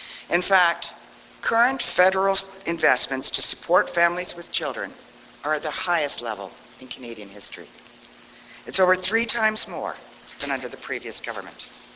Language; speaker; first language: English; native; English